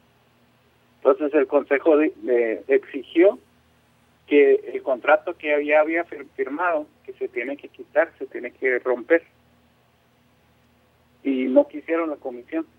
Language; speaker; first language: Spanish; non-native, local second language; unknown